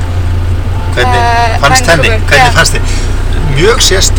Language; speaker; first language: Icelandic; native; Icelandic